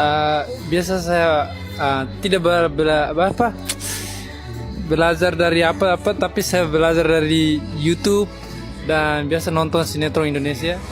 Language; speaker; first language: Indonesian; non-native, learner; Tetum